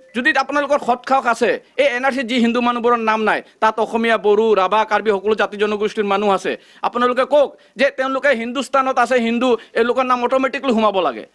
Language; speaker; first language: Assamese; non-native, local second language; Bangla